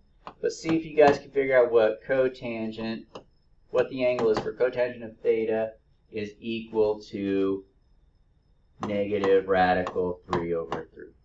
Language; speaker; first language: English; native; English